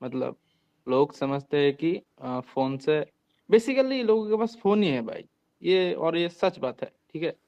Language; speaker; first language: Hindi; non-native, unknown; Bangla